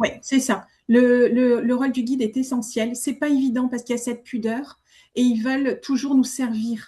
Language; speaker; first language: French; native; French